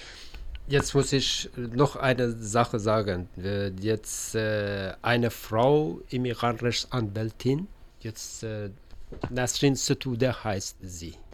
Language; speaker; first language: German; non-native, learner; Persian